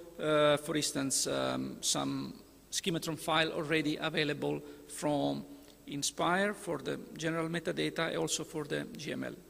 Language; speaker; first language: English; non-native, fluent; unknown